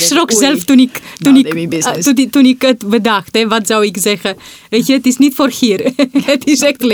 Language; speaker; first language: Dutch; non-native, fluent; Romanian